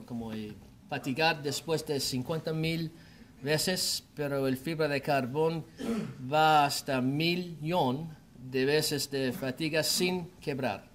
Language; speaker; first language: Spanish; non-native, learner; English